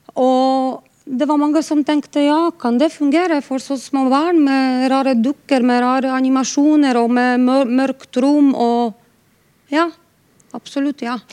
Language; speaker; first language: Norwegian; non-native, fluent; Polish